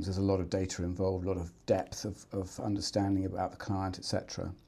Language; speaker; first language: English; native; English